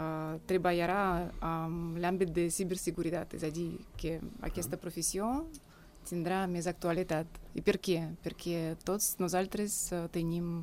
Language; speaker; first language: Catalan; non-native, fluent; Russian